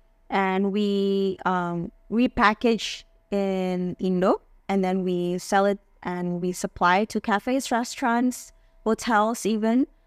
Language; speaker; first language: English; non-native, fluent; Indonesian